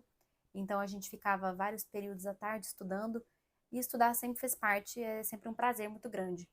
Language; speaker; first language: Portuguese; native; Portuguese